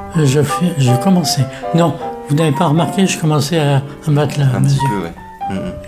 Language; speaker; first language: French; native; French